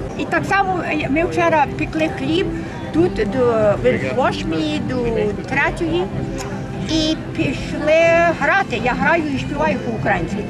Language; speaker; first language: Ukrainian; early bilingual, heritage; Ukrainian